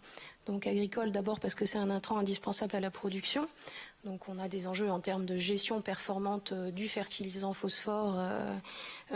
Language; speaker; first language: French; native; French